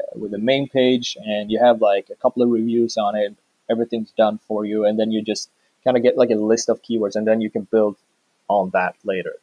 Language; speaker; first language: English; non-native, fluent; Swedish